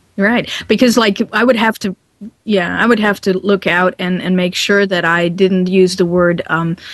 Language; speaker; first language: English; non-native, fluent; Dutch